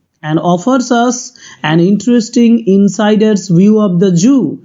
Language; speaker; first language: English; non-native, local second language; Bangla